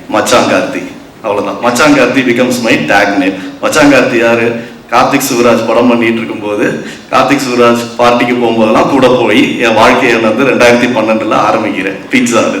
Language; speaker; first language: Tamil; native; Tamil